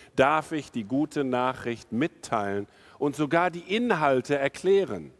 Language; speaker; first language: German; non-native, fluent; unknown